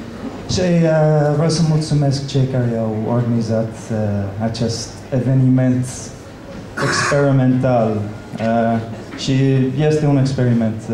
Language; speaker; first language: Romanian; non-native, fluent; English